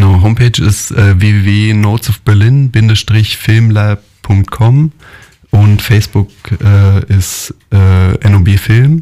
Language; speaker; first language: German; native; German